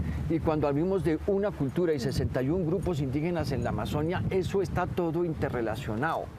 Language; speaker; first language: Spanish; native; Spanish